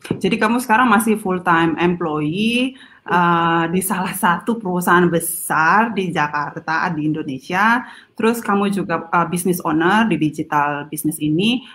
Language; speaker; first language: Indonesian; native; Indonesian